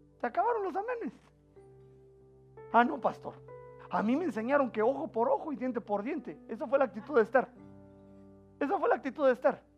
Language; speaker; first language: Spanish; native; Spanish